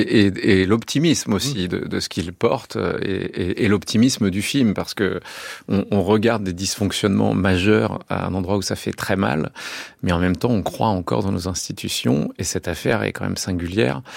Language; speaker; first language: French; native; French